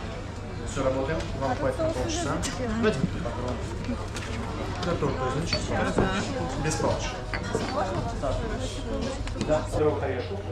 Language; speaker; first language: Russian; native; Russian